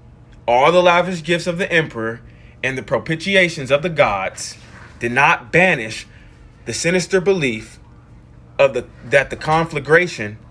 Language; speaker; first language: English; native; English